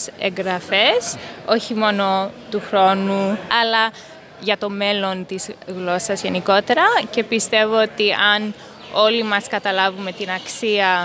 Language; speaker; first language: Greek; early bilingual, heritage; English